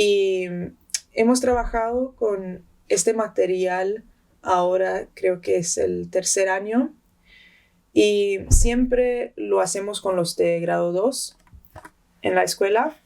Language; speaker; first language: Spanish; early bilingual, heritage; Spanish